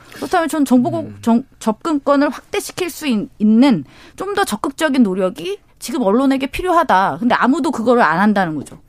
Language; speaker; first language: Korean; native; Korean